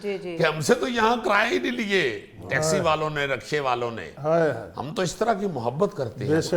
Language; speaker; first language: Urdu; native; Urdu